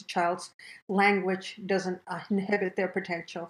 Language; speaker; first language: English; early bilingual, other home language; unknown